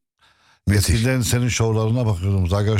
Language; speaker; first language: Turkish; non-native, local second language; Arabic